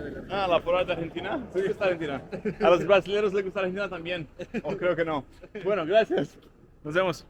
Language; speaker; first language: Spanish; non-native, learner; English